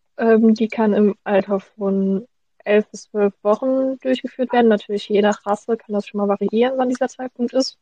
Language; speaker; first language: German; native; German